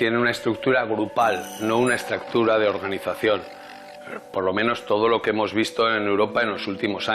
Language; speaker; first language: Spanish; native; Spanish